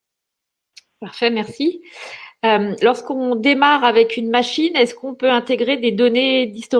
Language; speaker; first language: French; native; French